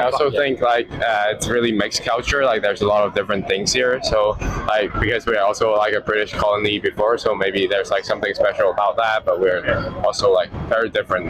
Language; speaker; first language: English; non-native, local second language; Cantonese